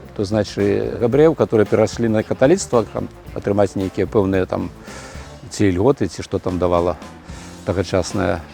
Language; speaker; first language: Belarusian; native; Belarusian